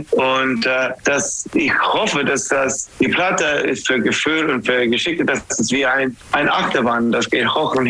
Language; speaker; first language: German; non-native, learner; English